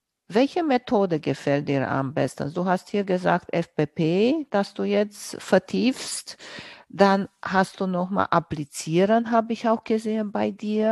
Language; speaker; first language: German; non-native, fluent; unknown